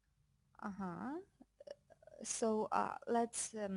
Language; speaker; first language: English; non-native, fluent; Russian